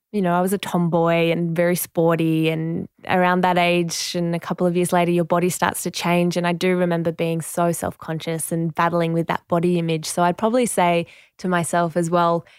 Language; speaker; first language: English; non-native, local second language; French